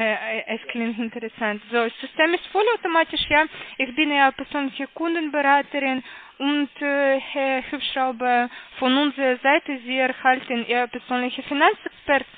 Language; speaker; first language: German; non-native, learner; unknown